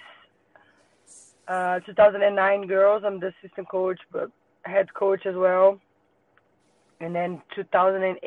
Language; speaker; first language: English; non-native, fluent; Portuguese